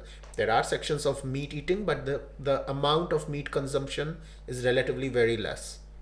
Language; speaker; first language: English; non-native, local second language; Gujarati